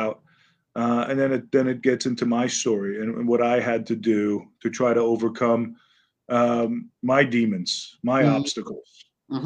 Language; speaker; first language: English; native; English